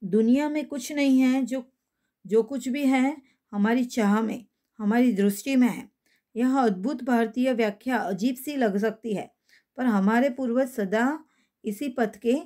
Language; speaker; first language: Hindi; non-native, local second language; Gujarati